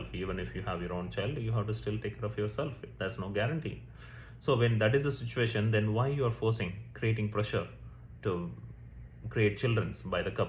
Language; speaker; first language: English; non-native, local second language; Tamil